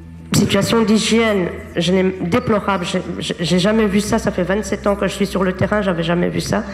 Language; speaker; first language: French; native; French